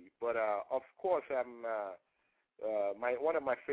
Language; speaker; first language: English; non-native, local second language; Yoruba